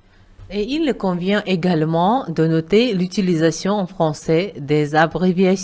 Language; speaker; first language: French; non-native, fluent; Uzbek